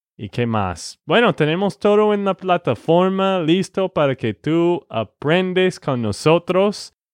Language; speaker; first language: Spanish; non-native, fluent; English